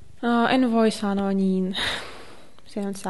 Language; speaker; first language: Finnish; non-native, learner; Russian